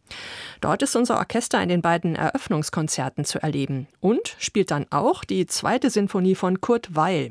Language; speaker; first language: German; native; German